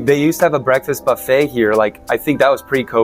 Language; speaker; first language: English; native; English